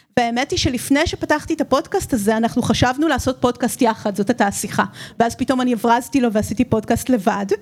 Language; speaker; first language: Hebrew; native; Hebrew